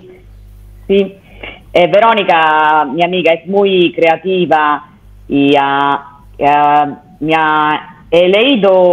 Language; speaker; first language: Spanish; non-native, learner; Italian